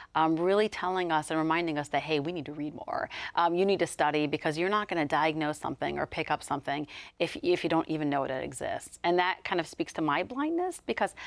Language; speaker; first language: English; native; English